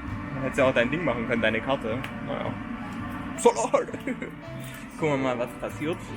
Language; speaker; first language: German; native; German